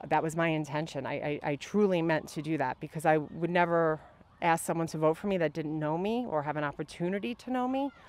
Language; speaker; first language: English; native; English